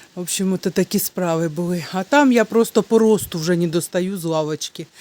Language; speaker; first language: Ukrainian; non-native, local second language; Russian